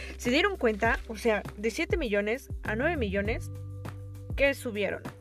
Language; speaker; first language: Spanish; native; Spanish